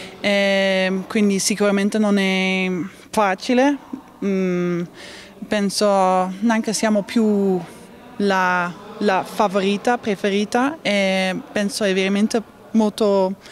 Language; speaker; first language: Italian; non-native, learner; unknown